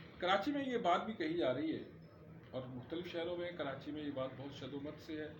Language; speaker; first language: Urdu; native; Urdu